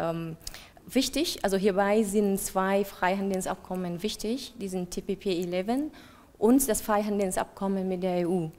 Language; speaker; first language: German; non-native, fluent; Vietnamese